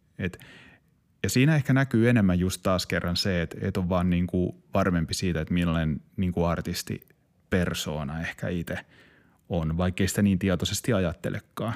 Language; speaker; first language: Finnish; native; Finnish